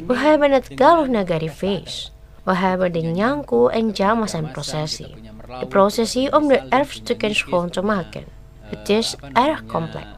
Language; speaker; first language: Dutch; non-native, fluent; Indonesian